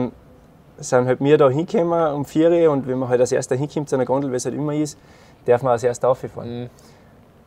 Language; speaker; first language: German; native; German